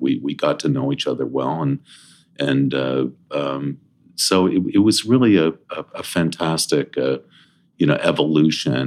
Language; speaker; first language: English; native; English